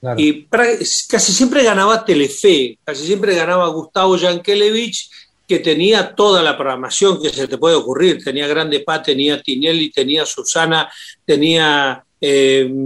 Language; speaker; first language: Spanish; native; Spanish